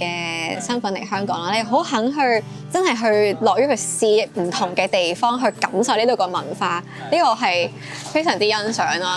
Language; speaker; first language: Cantonese; native; Cantonese